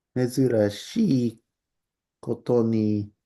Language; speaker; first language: Japanese; non-native, learner; English